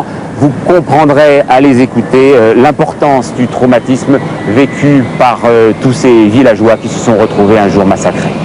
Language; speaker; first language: French; native; French